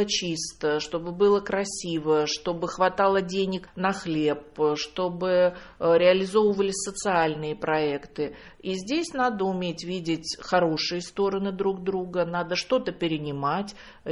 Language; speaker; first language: Russian; native; Russian